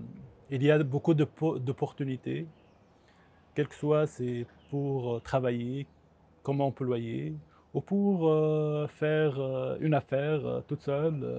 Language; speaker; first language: French; non-native, local second language; Arabic